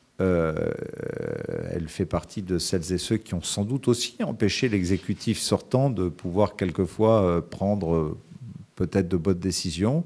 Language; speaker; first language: French; native; French